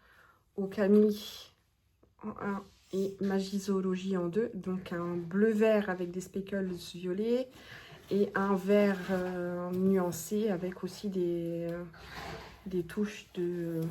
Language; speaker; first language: French; native; French